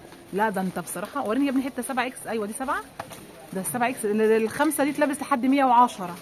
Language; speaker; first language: Arabic; native; Arabic